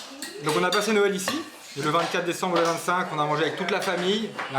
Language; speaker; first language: French; native; French